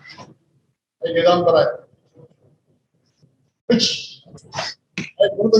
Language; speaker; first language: Japanese; native; Japanese